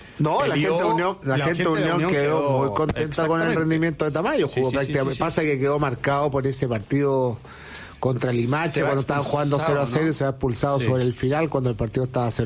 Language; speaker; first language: Spanish; native; Spanish